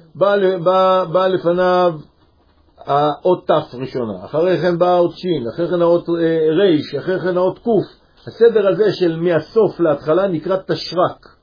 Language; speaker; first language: Hebrew; native; Hebrew